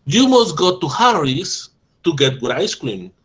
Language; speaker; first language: English; non-native, fluent; Spanish